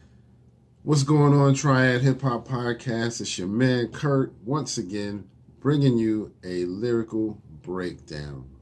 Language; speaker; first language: English; native; English